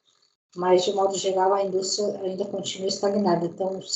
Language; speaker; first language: Portuguese; native; Portuguese